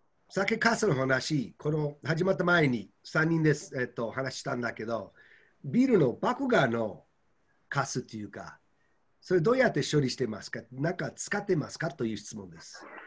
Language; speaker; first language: Japanese; non-native, fluent; English